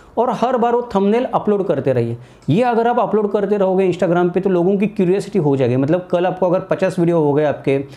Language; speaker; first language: Hindi; non-native, local second language; Marathi